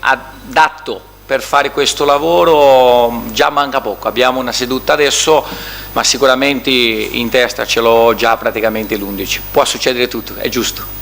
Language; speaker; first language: Italian; non-native, fluent; Portuguese